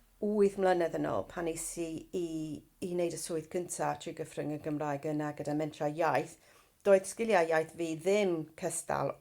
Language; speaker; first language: Welsh; non-native, fluent; English